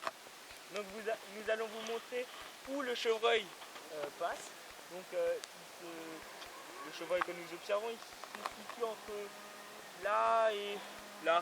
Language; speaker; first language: French; native; French